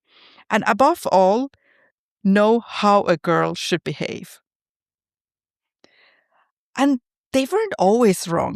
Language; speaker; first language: English; non-native, fluent; Tamil